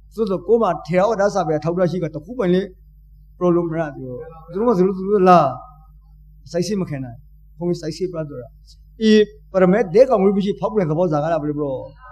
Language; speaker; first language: Burmese; native; Burmese